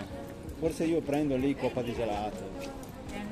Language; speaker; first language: Italian; non-native, learner; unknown